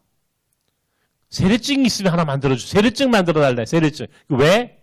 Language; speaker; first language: Korean; native; Korean